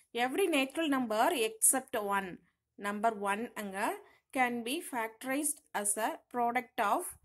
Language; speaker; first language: English; non-native, local second language; Tamil